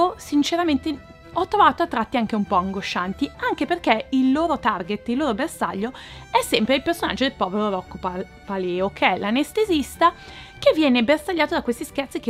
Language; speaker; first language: Italian; native; Italian